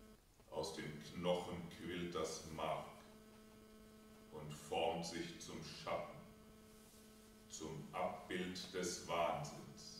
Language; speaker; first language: German; native; German